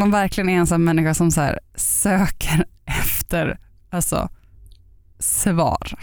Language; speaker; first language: Swedish; native; Swedish